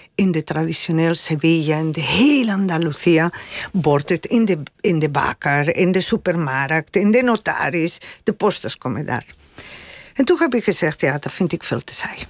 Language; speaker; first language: Dutch; non-native, fluent; Spanish